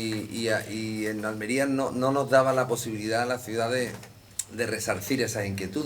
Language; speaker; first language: Spanish; native; Spanish